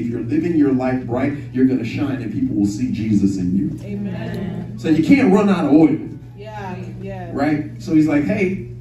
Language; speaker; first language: English; native; English